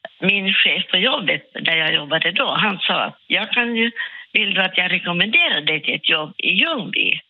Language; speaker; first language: Swedish; non-native, local second language; Finnish